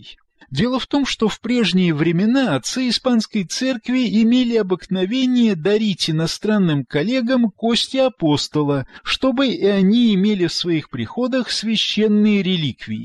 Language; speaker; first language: Russian; native; Russian